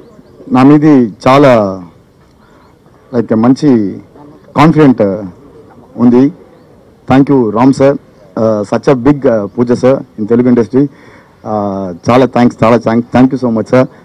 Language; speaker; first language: Telugu; non-native, learner; Tamil